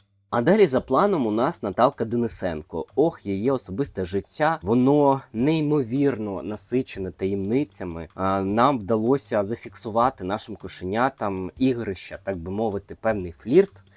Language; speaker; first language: Ukrainian; native; Ukrainian